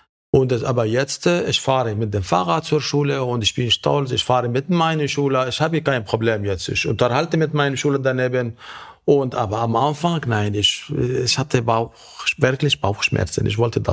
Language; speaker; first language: German; non-native, fluent; Arabic